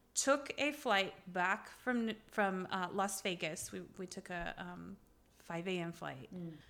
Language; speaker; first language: English; early bilingual, other home language; Armenian